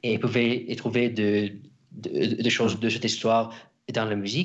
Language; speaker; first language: French; non-native, fluent; Russian